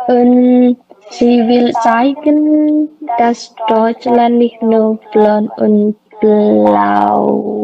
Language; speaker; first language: German; non-native, learner; Indonesian